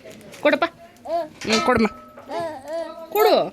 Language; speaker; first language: Kannada; native; Kannada